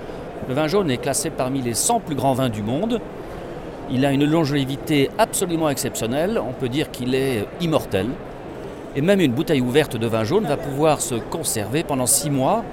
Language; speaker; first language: French; native; French